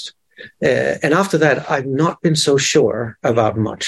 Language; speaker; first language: English; non-native, fluent; Danish